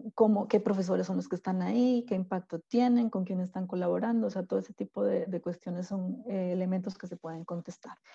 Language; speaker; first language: Spanish; native; Spanish